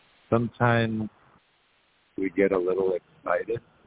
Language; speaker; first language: English; native; English